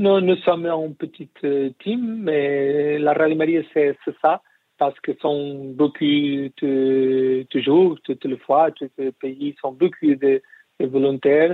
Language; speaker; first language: French; non-native, learner; Portuguese